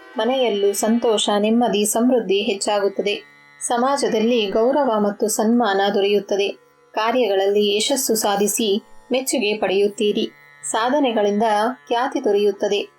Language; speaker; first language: Kannada; native; Kannada